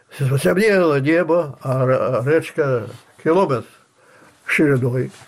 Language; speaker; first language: Russian; non-native, local second language; Belarusian